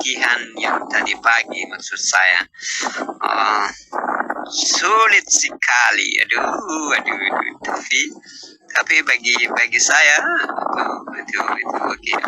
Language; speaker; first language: Indonesian; non-native, learner; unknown